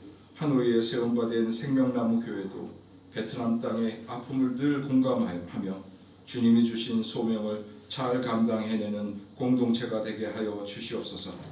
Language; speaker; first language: Korean; native; Korean